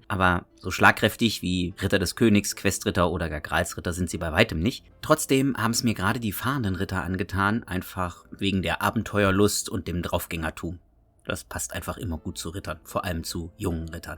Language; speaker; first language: German; native; German